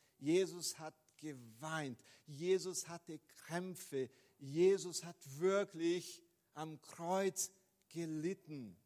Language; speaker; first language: German; non-native, fluent; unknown